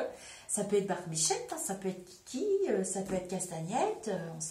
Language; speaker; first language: French; native; French